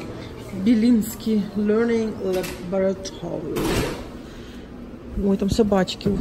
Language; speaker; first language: Russian; native; Russian